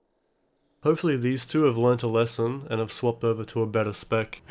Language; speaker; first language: English; native; English